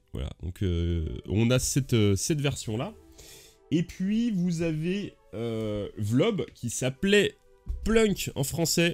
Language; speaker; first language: French; native; French